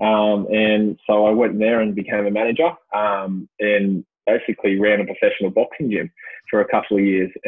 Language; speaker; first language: English; native; English